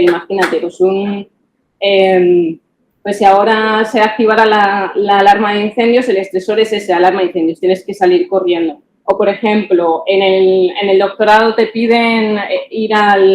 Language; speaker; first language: Spanish; native; Spanish